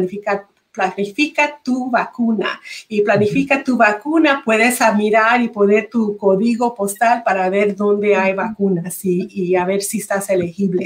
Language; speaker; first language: Spanish; early bilingual, heritage; Spanish